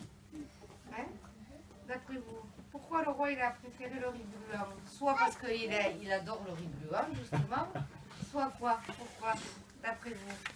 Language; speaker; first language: French; native; French